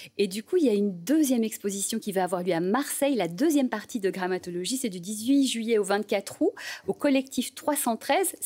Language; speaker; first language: French; native; French